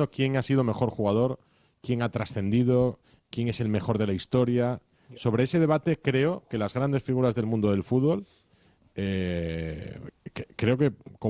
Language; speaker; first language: Spanish; native; Spanish